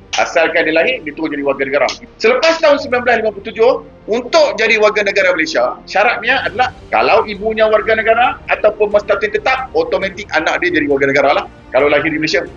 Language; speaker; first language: Malay; native; Malay